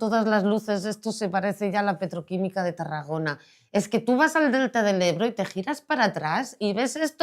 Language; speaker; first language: Spanish; non-native, local second language; Catalan